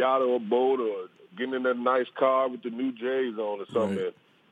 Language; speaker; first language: English; native; English